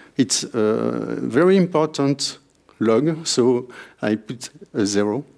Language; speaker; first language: English; non-native, fluent; French